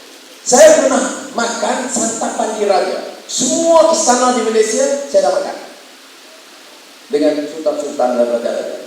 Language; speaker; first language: Malay; native; Malay